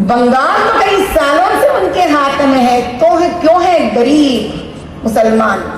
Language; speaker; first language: Hindi; non-native, local second language; Telugu